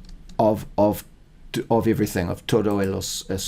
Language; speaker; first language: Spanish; non-native, learner; English